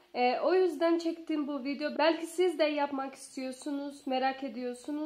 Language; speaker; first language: Turkish; non-native, learner; Portuguese